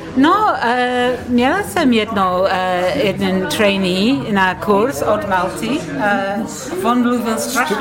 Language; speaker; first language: Czech; non-native, learner; English